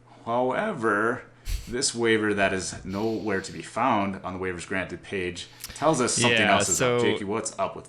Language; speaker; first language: English; native; English